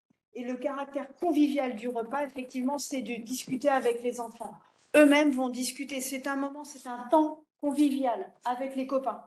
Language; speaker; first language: French; native; French